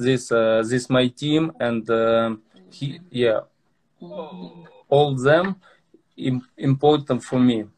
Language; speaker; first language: English; non-native, learner; Russian